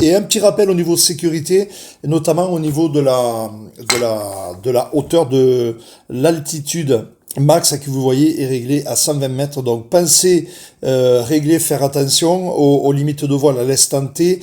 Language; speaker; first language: French; native; French